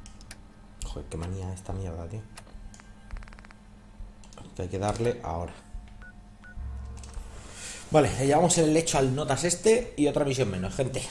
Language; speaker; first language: Spanish; native; Spanish